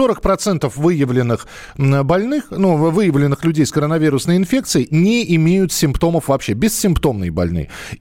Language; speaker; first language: Russian; native; Russian